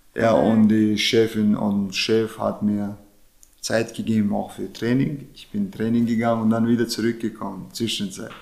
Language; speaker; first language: German; early bilingual, other home language; Russian